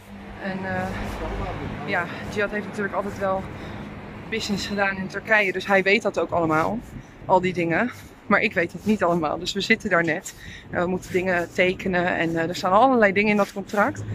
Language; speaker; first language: Dutch; native; Dutch